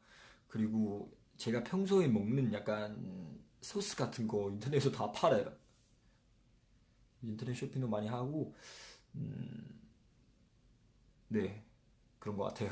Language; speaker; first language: Korean; non-native, fluent; Chinese